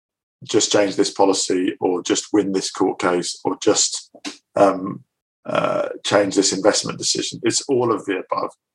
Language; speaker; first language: English; native; English